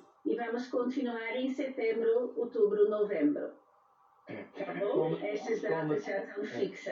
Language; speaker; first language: Portuguese; non-native, fluent; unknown